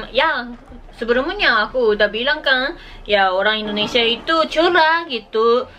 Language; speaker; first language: Indonesian; non-native, learner; Japanese